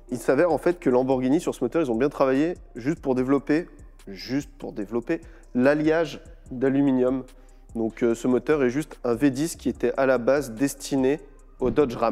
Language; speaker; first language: French; native; French